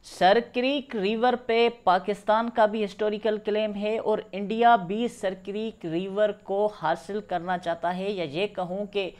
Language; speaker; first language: Urdu; non-native, local second language; Sindhi